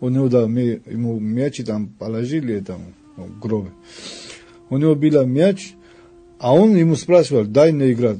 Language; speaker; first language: Russian; non-native, fluent; Georgian